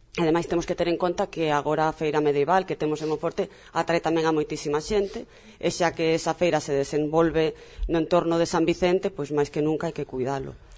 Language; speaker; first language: Galician; non-native, local second language; Spanish